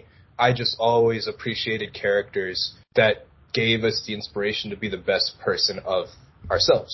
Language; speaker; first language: English; native; English